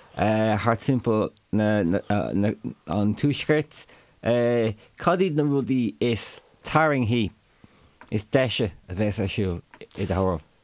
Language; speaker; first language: Irish; non-native, local second language; English